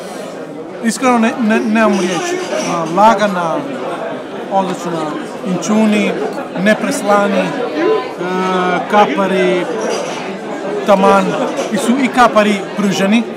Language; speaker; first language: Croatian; non-native, learner; Italian